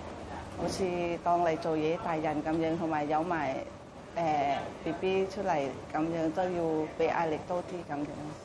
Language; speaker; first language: Cantonese; non-native, fluent; Thai